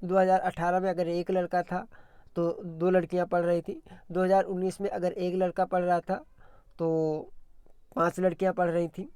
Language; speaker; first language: Hindi; native; Hindi